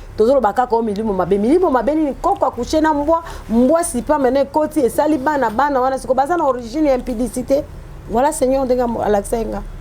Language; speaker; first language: Lingala; non-native, local second language; Mongo